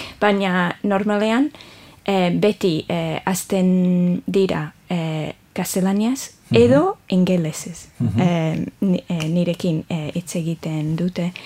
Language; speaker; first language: Basque; non-native, learner; English